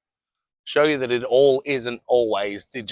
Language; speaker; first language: English; native; English